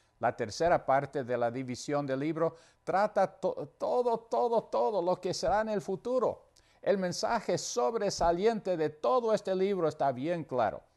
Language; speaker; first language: Spanish; non-native, fluent; English